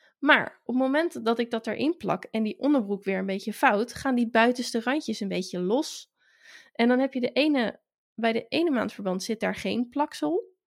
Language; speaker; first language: Dutch; native; Dutch